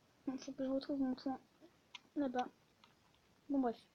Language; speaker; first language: French; native; French